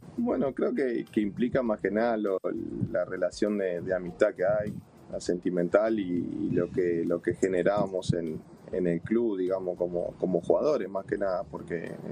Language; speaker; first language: Spanish; native; Spanish